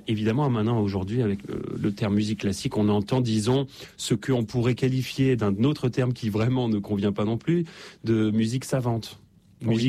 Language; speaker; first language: French; native; French